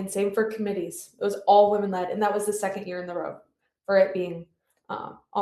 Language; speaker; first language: English; native; English